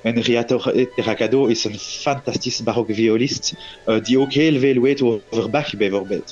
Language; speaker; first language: Dutch; non-native, local second language; French